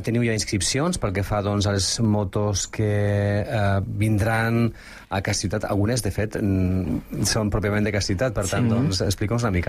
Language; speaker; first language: Catalan; native; Catalan